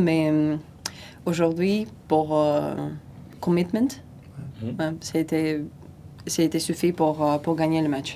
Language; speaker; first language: French; non-native, fluent; Russian